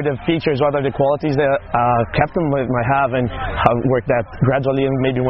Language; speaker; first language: English; non-native, fluent; Portuguese